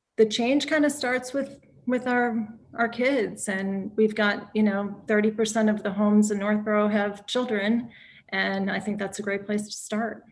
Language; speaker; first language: English; native; English